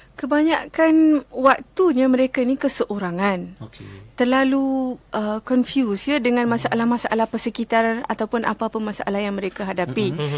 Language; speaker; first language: Malay; non-native, local second language; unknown